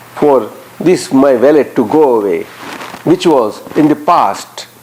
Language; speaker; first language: English; non-native, local second language; Gujarati